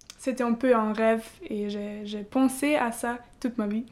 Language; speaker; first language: French; non-native, learner; German